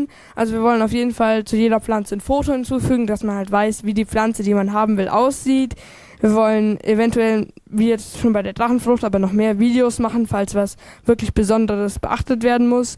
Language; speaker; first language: German; native; German